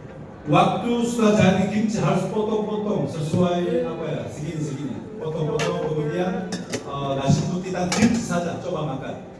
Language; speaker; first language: Indonesian; non-native, learner; Korean